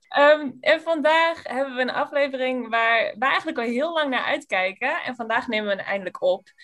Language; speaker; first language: Dutch; native; Dutch